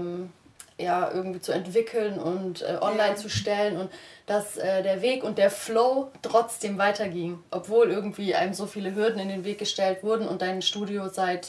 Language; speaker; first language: German; native; German